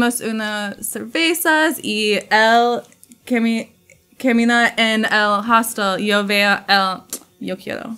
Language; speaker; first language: Spanish; non-native, learner; English